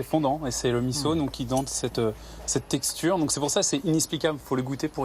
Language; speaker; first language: French; native; French